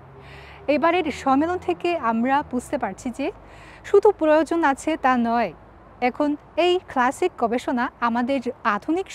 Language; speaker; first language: Bangla; non-native, fluent; Chinese